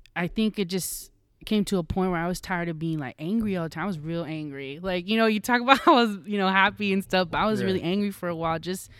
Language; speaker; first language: English; native; English